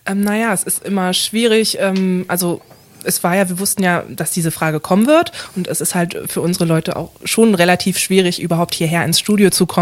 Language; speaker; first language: German; native; German